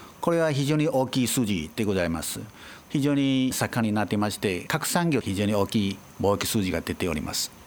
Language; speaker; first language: Japanese; non-native, fluent; Chinese